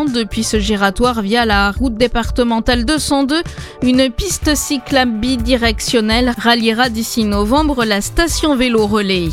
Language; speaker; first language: French; native; French